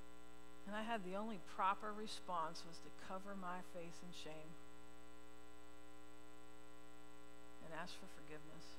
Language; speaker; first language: English; native; English